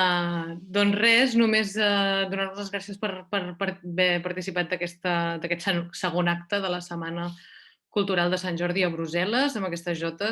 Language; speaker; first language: Catalan; native; Catalan